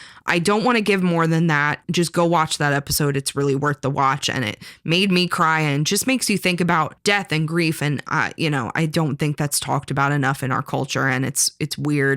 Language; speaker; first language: English; native; English